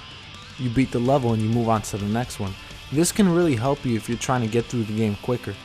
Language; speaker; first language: English; native; English